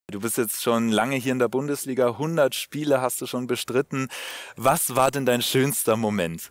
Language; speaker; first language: German; native; German